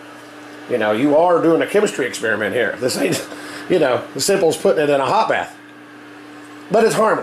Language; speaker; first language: English; native; English